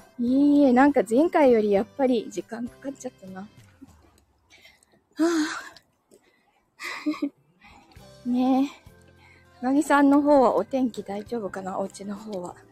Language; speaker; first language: Japanese; native; Japanese